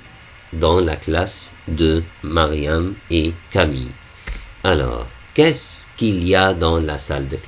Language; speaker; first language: French; non-native, fluent; Arabic